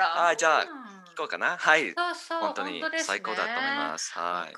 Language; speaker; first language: Japanese; non-native, learner; English